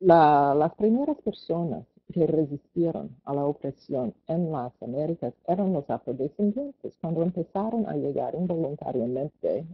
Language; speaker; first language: Spanish; non-native, fluent; English